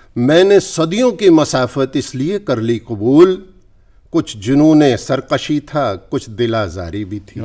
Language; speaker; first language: Urdu; non-native, local second language; Hindi